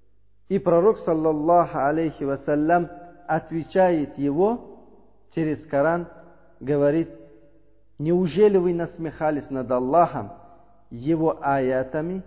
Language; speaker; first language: Russian; non-native, learner; Uzbek